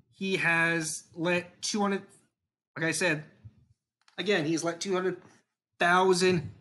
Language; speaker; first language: English; native; English